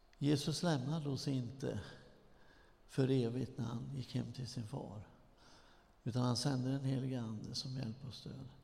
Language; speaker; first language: Swedish; native; Swedish